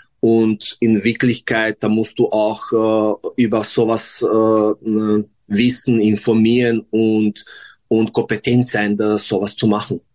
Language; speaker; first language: German; non-native, learner; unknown